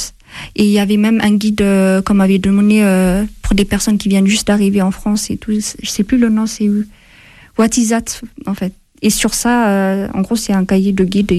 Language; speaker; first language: French; non-native, fluent; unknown